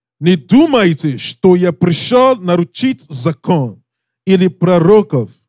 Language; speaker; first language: Russian; non-native, learner; English